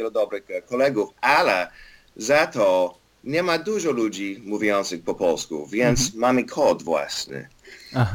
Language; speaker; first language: Polish; non-native, learner; English